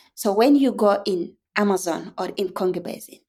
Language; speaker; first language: English; non-native, fluent; Fula